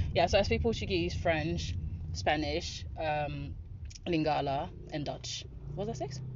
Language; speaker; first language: English; non-native, fluent; Dutch